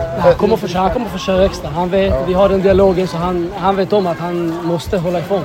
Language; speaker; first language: Swedish; early bilingual, other home language; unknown